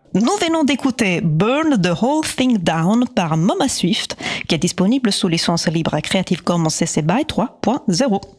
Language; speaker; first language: French; native; French